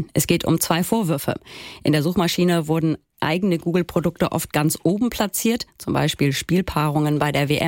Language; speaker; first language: German; native; German